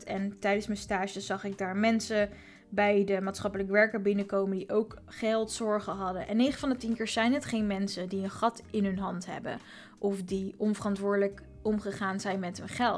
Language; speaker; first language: Dutch; native; Dutch